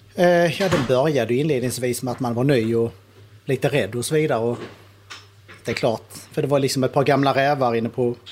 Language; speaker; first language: Swedish; native; Swedish